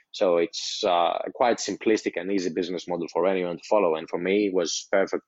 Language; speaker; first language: English; non-native, fluent; Greek